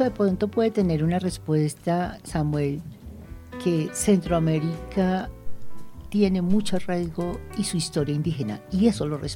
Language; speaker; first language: Spanish; native; Spanish